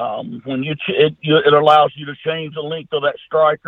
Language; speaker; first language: English; native; English